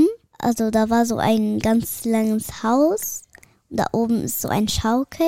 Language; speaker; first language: German; early bilingual, other home language; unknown